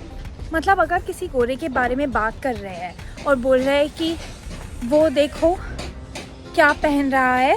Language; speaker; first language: Hindi; non-native, local second language; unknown